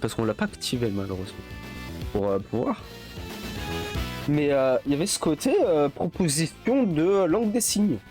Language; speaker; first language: French; native; French